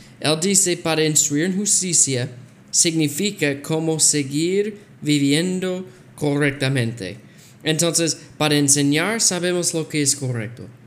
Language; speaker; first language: Spanish; non-native, fluent; English